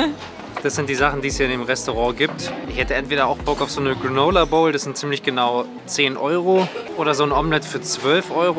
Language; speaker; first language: German; native; German